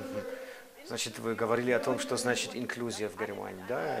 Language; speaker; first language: Russian; non-native, fluent; German